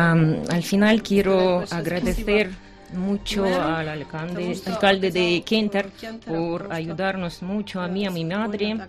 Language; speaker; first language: Spanish; non-native, fluent; Ukrainian